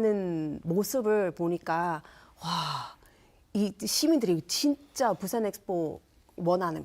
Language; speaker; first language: Korean; non-native, fluent; English